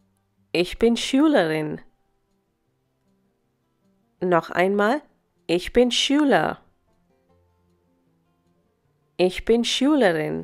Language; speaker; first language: German; non-native, fluent; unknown